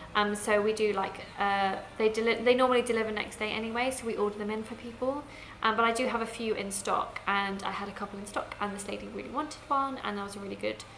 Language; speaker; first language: English; native; English